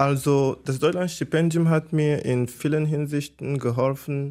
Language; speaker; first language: German; non-native, fluent; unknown